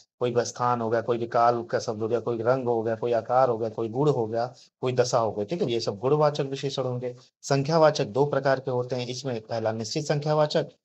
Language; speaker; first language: Hindi; native; Hindi